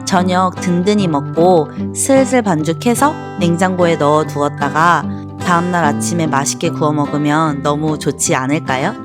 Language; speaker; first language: Korean; native; Korean